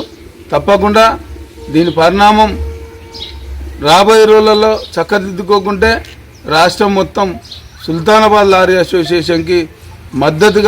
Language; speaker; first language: Telugu; native; Telugu